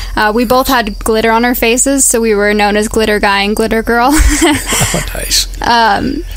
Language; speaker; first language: English; native; English